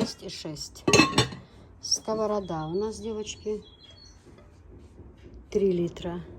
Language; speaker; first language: Russian; non-native, local second language; Chechen